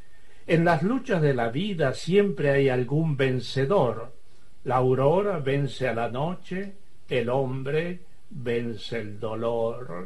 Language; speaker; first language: Spanish; native; Spanish